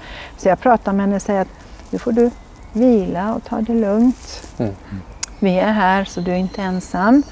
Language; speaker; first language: Swedish; native; Swedish